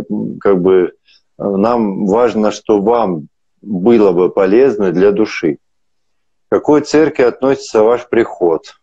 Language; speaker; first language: Russian; native; Russian